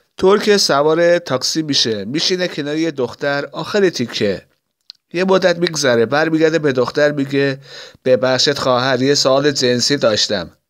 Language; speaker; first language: Persian; non-native, local second language; Assyrian Neo-Aramaic